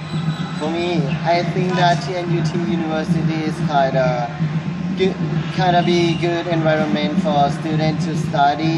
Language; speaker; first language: English; non-native, learner; Thai